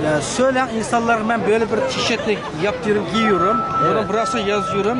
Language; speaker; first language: Turkish; non-native, learner; Uyghur